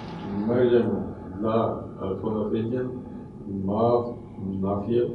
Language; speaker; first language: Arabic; non-native, learner; Urdu